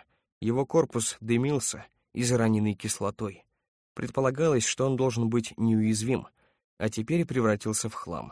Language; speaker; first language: Russian; native; Russian